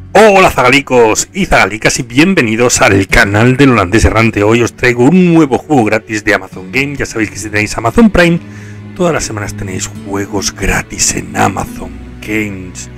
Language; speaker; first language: Spanish; native; Spanish